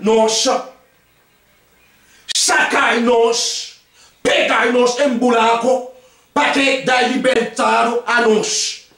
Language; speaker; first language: Portuguese; non-native, learner; Haitian Creole